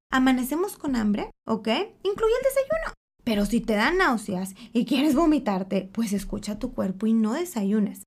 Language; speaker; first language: Spanish; native; Spanish